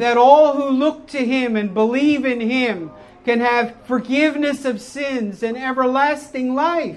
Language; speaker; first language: English; native; English